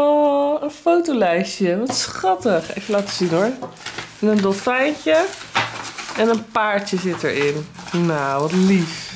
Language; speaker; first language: Dutch; native; Dutch